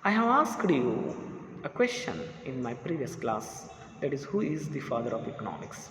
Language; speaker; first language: English; non-native, local second language; Kannada